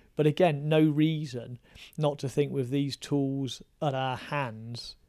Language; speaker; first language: English; native; English